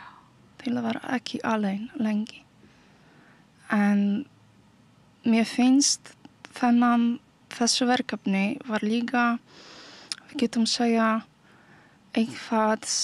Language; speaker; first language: Icelandic; non-native, learner; Polish